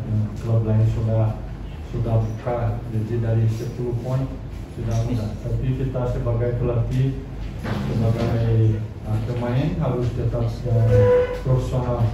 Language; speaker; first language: Indonesian; non-native, learner; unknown